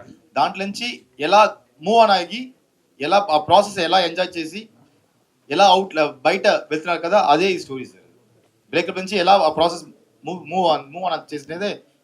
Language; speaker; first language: Telugu; non-native, learner; Tamil